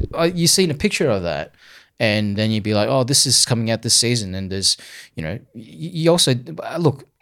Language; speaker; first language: English; early bilingual, other home language; Cantonese